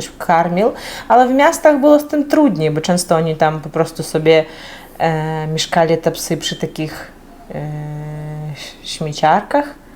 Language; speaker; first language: Polish; non-native, fluent; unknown